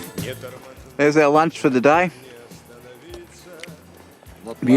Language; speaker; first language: English; native; English